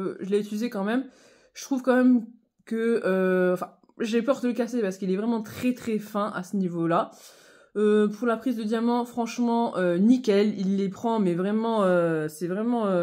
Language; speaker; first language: French; native; French